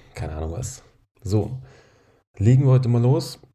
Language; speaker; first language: German; native; German